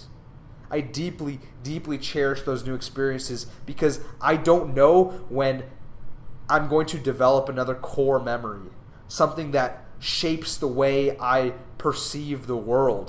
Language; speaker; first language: English; native; English